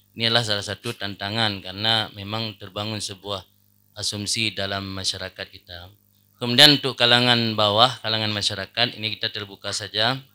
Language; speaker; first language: Malay; non-native, local second language; Achinese